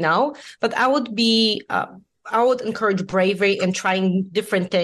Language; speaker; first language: English; non-native, fluent; Polish